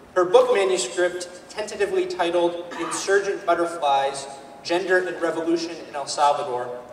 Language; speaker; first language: English; native; English